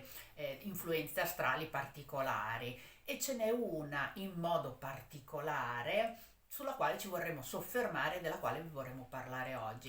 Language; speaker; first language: Italian; native; Italian